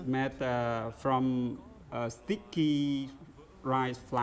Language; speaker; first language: English; non-native, learner; Vietnamese